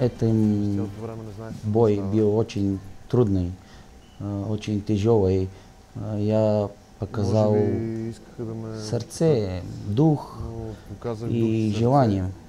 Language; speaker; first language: Russian; non-native, learner; Bulgarian